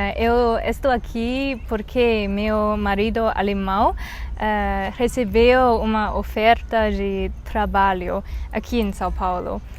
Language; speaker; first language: Portuguese; non-native, learner; Chinese